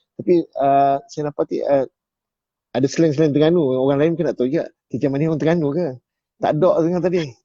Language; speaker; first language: Malay; native; Malay